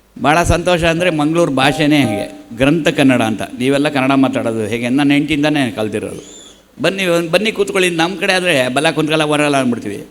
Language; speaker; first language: Kannada; native; Kannada